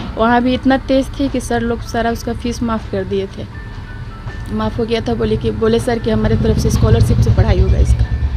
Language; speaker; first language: Hindi; native; Hindi